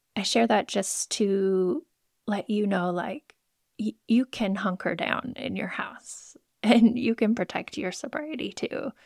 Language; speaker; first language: English; native; English